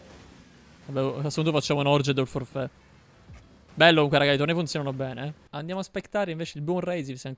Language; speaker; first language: Italian; native; Italian